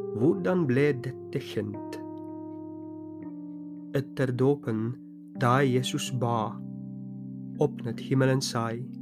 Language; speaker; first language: Norwegian; non-native, fluent; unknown